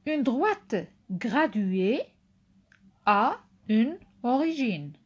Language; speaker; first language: French; non-native, local second language; Arabic